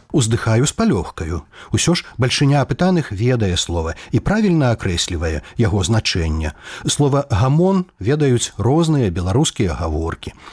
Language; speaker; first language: Belarusian; native; Belarusian